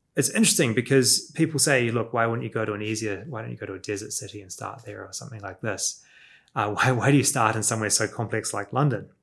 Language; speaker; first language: English; native; English